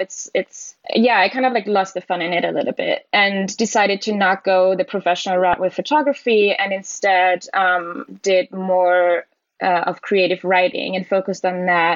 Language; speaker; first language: English; non-native, fluent; German